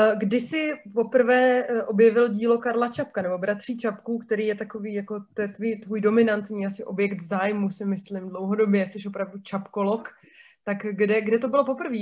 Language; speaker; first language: Czech; native; Czech